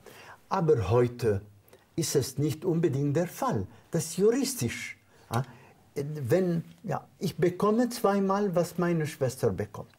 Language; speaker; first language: German; non-native, fluent; Arabic